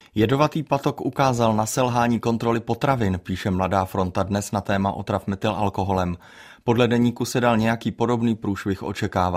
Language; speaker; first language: Czech; native; Czech